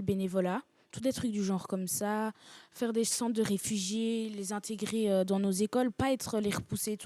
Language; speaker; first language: French; early bilingual, other home language; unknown